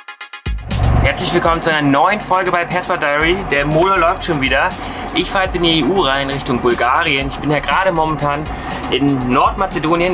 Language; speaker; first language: German; native; German